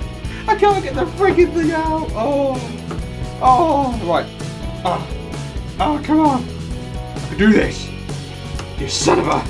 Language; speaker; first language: English; native; English